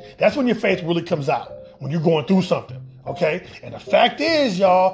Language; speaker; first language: English; native; English